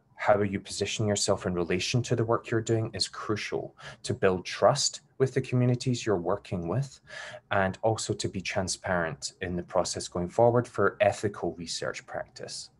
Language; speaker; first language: English; native; English